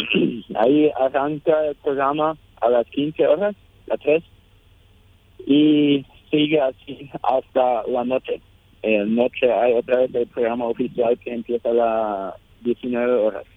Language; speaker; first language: Spanish; non-native, local second language; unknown